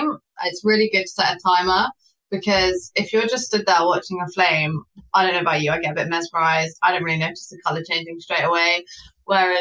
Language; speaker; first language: English; native; English